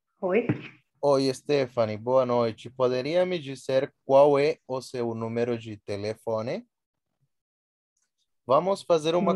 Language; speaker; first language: Portuguese; non-native, fluent; Spanish